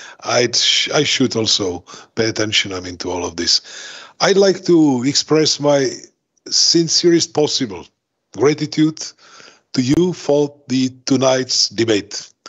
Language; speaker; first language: English; non-native, fluent; Czech